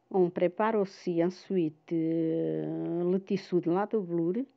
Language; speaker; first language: French; non-native, fluent; Portuguese